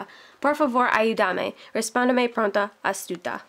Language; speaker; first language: Spanish; non-native, learner; English